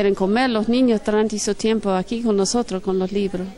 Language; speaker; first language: Spanish; non-native, fluent; English